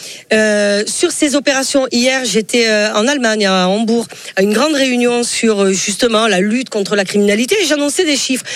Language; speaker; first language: French; native; French